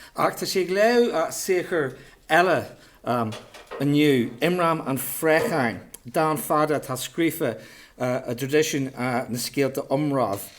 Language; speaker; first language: Irish; native; Irish